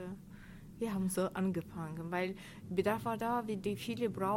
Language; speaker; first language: German; non-native, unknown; Azerbaijani